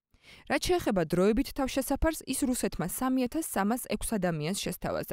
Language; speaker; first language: Georgian; native; Georgian